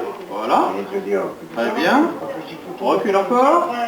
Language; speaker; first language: French; native; French